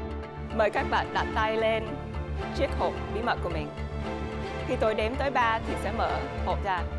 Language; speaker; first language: Vietnamese; early bilingual, heritage; English